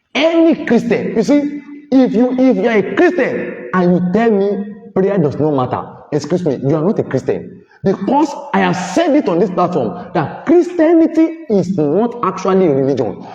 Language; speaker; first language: English; non-native, local second language; Yoruba